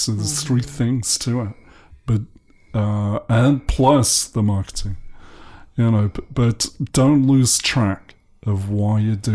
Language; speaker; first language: English; native; English